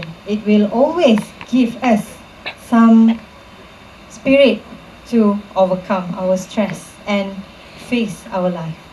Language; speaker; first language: English; non-native, local second language; Malay